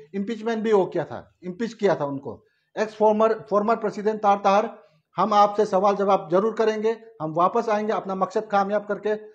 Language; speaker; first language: Hindi; non-native, local second language; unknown